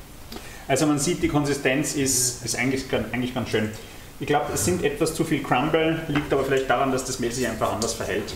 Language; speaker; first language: German; native; German